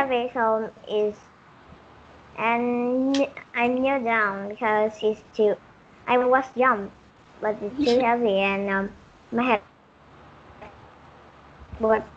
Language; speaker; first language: English; non-native, learner; Vietnamese